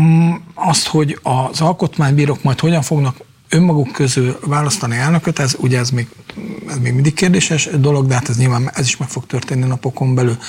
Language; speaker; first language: Hungarian; native; Hungarian